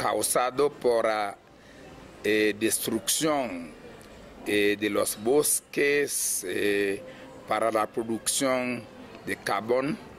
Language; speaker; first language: Spanish; non-native, fluent; Haitian Creole